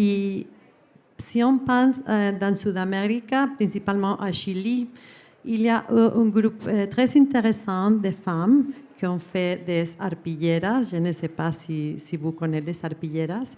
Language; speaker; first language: French; non-native, fluent; Spanish